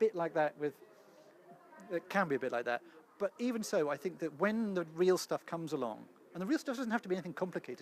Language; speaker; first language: English; native; English